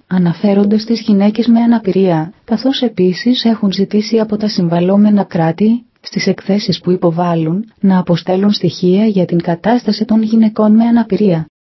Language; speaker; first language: Greek; native; Greek